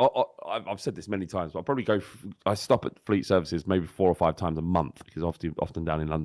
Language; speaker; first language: English; native; English